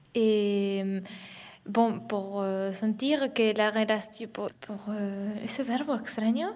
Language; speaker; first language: French; non-native, learner; Spanish